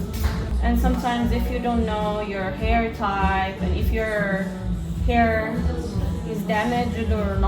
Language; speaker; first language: English; non-native, fluent; Arabic